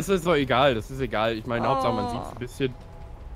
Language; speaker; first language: German; native; German